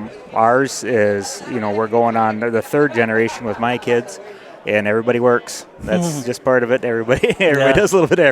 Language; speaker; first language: English; native; English